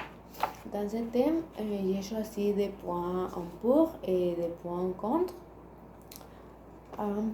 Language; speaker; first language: French; non-native, learner; Spanish